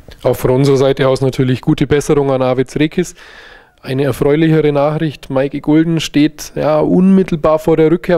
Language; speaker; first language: German; native; German